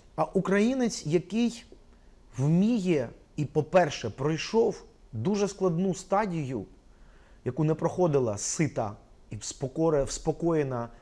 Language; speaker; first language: Ukrainian; non-native, local second language; Russian